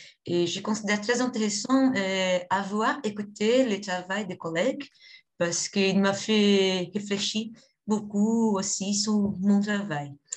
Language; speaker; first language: French; non-native, fluent; Portuguese